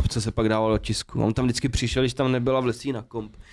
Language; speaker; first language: Czech; native; Czech